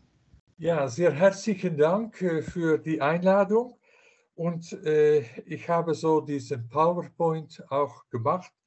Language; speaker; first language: German; non-native, fluent; Dutch